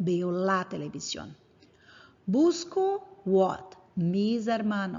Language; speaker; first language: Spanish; non-native, fluent; English